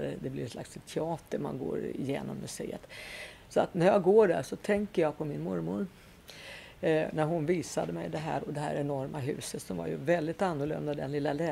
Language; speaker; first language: Swedish; native; Swedish